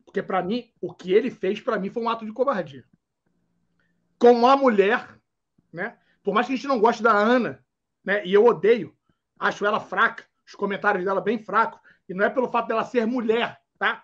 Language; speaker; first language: Portuguese; native; Portuguese